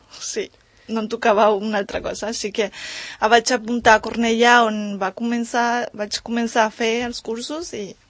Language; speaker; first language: Catalan; non-native, learner; Spanish